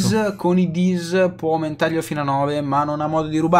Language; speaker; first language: Italian; native; Italian